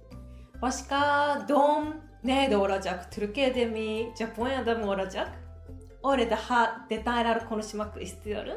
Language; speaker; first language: Turkish; non-native, fluent; Japanese